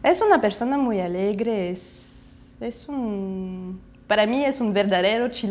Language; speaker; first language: Spanish; non-native, fluent; Russian